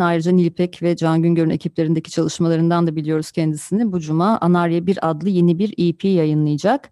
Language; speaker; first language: Turkish; native; Turkish